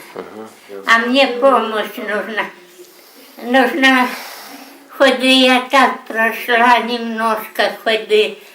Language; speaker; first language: Russian; native; Russian